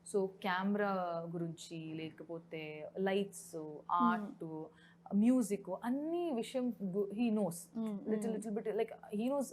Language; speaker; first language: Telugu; non-native, local second language; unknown